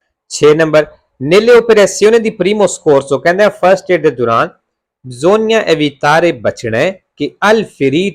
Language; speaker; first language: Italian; non-native, fluent; Punjabi